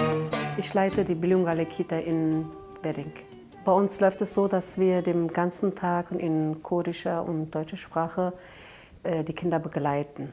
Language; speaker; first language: German; early bilingual, other home language; Kurdish